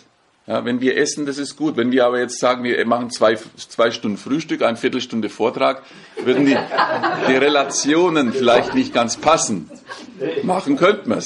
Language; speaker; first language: German; native; German